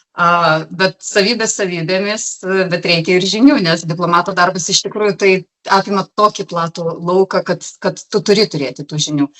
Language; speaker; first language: Lithuanian; non-native, local second language; Polish